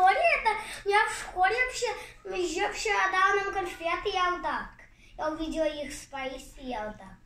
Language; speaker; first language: Russian; early bilingual, heritage; Russian